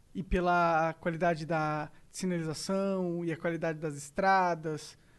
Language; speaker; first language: Portuguese; native; Portuguese